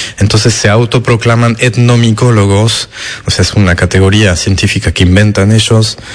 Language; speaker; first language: Spanish; non-native, fluent; French